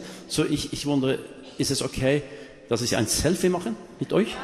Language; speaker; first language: German; non-native, learner; Norwegian